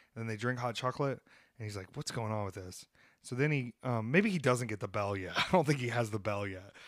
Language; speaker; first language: English; native; English